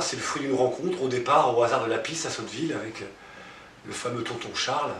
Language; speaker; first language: French; native; French